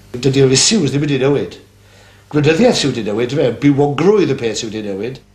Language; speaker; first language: Welsh; native; Welsh